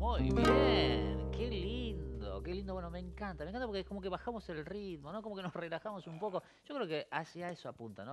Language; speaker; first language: Spanish; native; Spanish